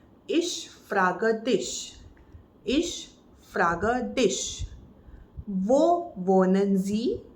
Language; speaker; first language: German; non-native, fluent; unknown